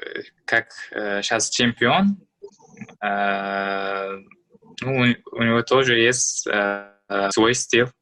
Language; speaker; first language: Russian; non-native, learner; Uzbek